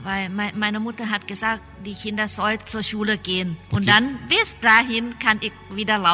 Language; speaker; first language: German; non-native, learner; Thai